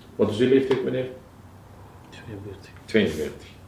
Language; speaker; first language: Dutch; early bilingual, other home language; Turkish